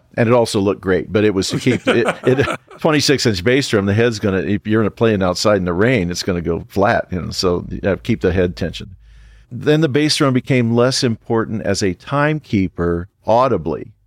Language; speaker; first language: English; native; English